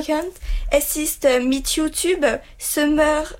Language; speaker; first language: German; non-native, learner; French